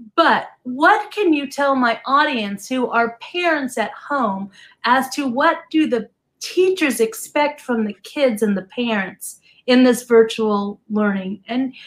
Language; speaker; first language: English; native; English